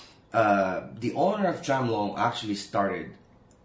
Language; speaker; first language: English; non-native, local second language; Filipino